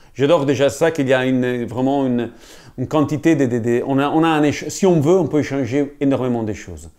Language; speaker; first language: French; non-native, fluent; Italian